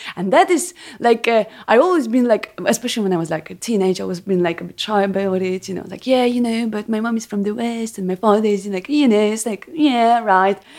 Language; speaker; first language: English; non-native, fluent; Ukrainian